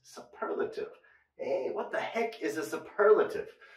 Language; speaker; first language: English; native; English